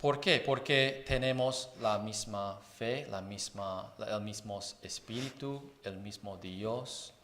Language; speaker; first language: Spanish; non-native, fluent; Chinese